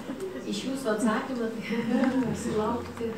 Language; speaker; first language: Lithuanian; native; Lithuanian